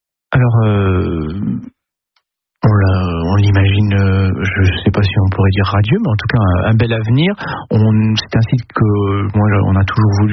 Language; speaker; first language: French; native; French